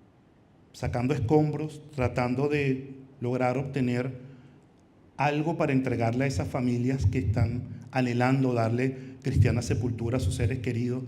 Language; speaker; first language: Spanish; native; Spanish